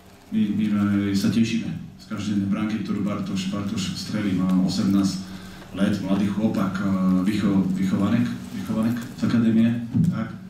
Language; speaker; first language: Polish; non-native, learner; Slovak